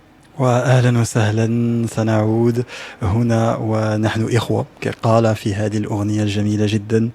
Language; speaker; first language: Arabic; non-native, learner; French